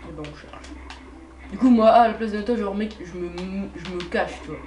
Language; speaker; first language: French; native; French